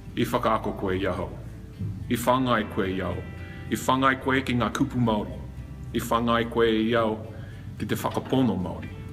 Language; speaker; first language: Māori; non-native, fluent; English